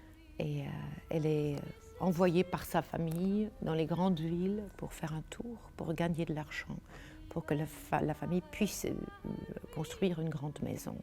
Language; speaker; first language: French; non-native, fluent; German